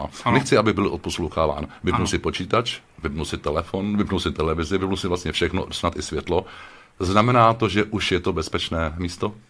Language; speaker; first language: Czech; native; Czech